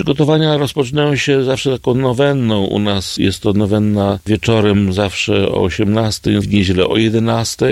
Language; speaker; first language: Polish; native; Polish